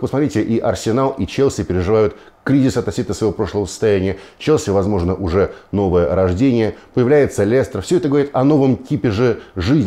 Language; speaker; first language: Russian; native; Russian